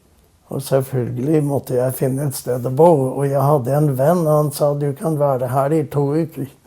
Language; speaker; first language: Norwegian; non-native, fluent; English